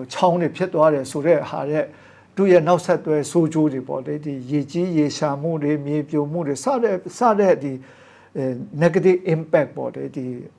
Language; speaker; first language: Burmese; non-native, local second language; Kachin